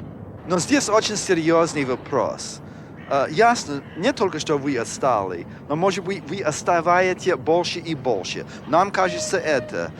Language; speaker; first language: Russian; non-native, learner; English